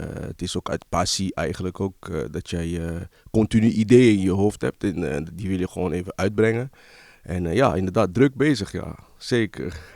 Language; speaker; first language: Dutch; early bilingual, other home language; Lingala